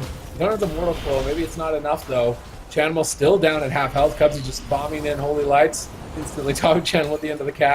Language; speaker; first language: English; native; English